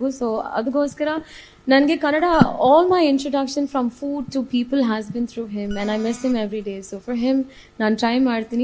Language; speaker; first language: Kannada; non-native, learner; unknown